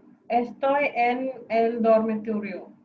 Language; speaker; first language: Spanish; non-native, learner; Hindi